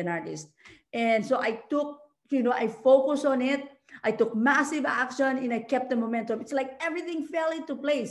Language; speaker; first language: English; non-native, local second language; Filipino